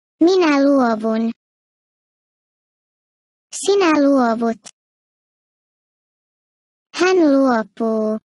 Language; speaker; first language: Finnish; non-native, fluent; Turkish